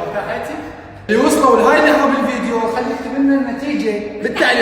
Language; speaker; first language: Arabic; native; Arabic